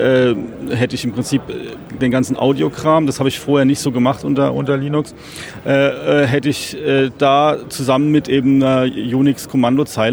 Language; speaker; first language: German; native; German